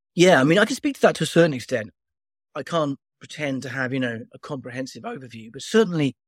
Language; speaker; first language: English; native; English